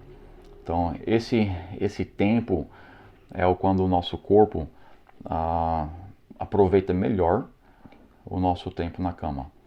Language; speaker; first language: Portuguese; non-native, fluent; English